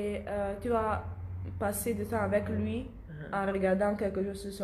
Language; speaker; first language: French; non-native, learner; Italian